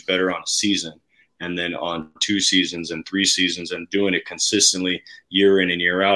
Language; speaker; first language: English; native; English